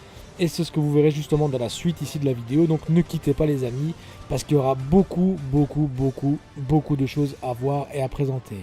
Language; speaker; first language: French; native; French